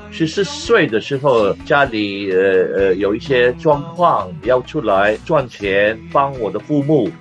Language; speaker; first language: Chinese; non-native, local second language; Cantonese